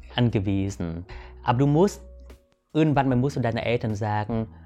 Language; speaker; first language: German; non-native, fluent; Vietnamese